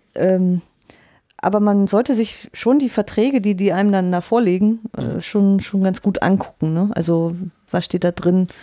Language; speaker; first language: German; native; German